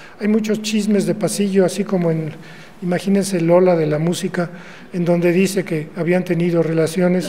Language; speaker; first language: Spanish; native; Spanish